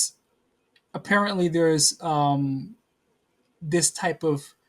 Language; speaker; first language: English; native; English